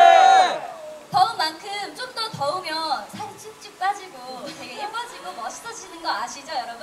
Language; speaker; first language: Korean; non-native, fluent; Japanese